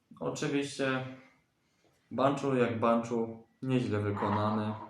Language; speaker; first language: Polish; native; Polish